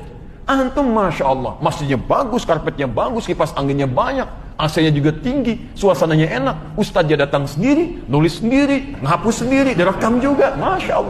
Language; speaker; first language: Indonesian; native; Indonesian